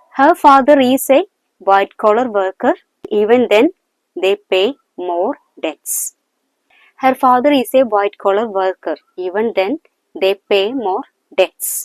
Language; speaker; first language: English; non-native, local second language; Malayalam